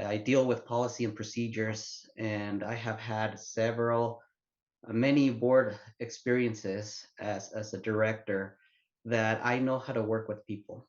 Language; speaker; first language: English; non-native, fluent; Spanish